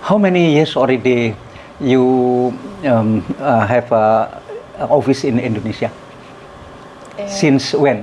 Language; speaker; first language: English; non-native, learner; Indonesian